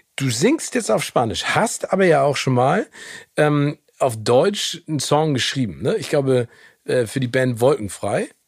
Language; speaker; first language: German; native; German